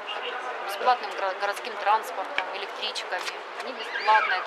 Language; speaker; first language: Russian; native; Russian